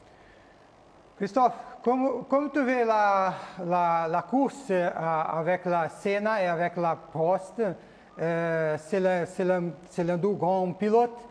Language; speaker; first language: French; non-native, learner; Portuguese